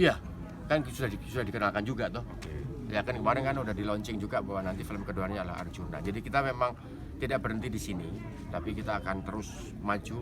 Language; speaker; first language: Indonesian; native; Indonesian